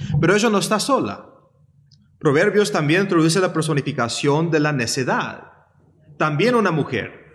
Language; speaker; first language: Spanish; early bilingual, heritage; Spanish